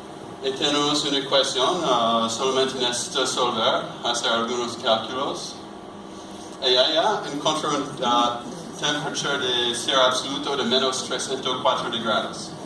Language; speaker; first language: Spanish; non-native, learner; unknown